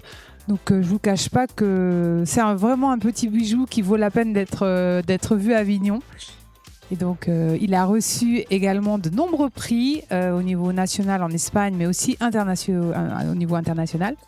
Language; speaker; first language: French; native; French